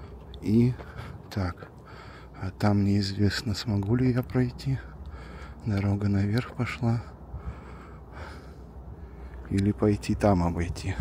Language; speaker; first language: Russian; native; Russian